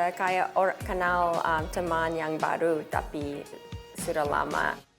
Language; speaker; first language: Indonesian; non-native, learner; English